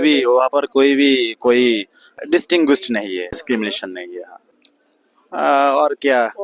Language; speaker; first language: Hindi; non-native, learner; Bangla